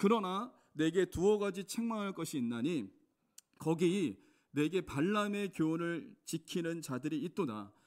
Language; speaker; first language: Korean; native; Korean